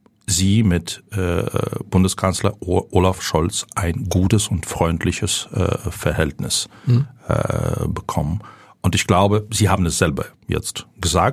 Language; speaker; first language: German; non-native, fluent; Ukrainian